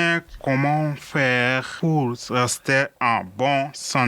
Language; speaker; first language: French; non-native, learner; Arabic